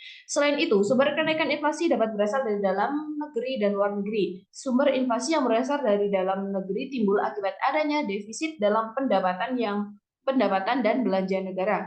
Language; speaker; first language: Indonesian; native; Indonesian